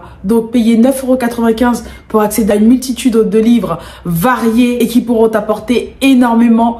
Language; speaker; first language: French; native; French